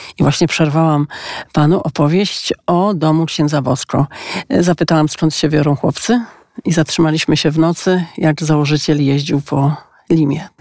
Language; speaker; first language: Polish; native; Polish